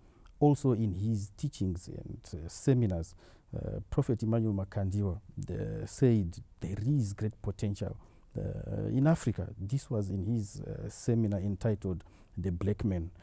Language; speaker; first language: English; non-native, local second language; Shona